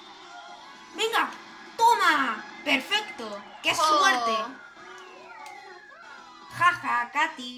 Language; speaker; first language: Spanish; native; Spanish